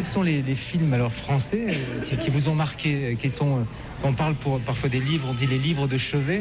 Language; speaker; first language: French; native; French